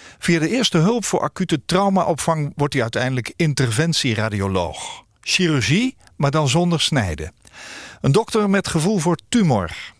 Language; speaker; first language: Dutch; native; Dutch